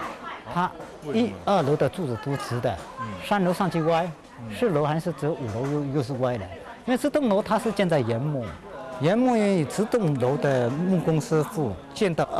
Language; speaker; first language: Chinese; native; Chinese